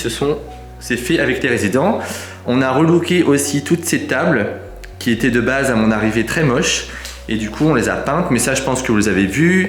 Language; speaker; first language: French; native; French